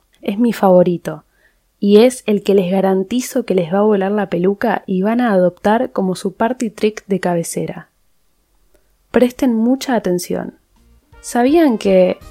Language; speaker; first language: Spanish; native; Spanish